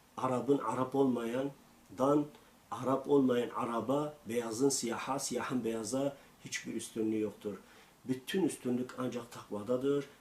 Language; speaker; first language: Turkish; non-native, local second language; Kurdish